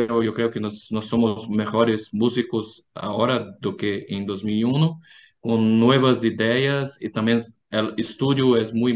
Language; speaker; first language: Spanish; non-native, fluent; Portuguese